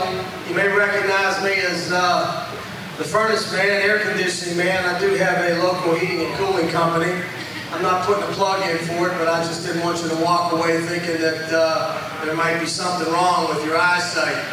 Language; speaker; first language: English; native; English